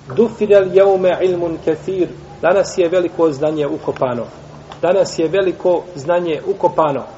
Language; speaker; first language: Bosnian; native; Bosnian